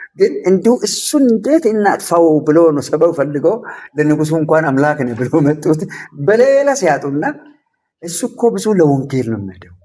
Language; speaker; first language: Amharic; non-native, local second language; Sidamo